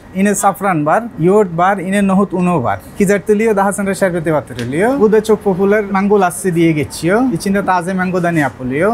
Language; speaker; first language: Turkish; non-native, fluent; Bangla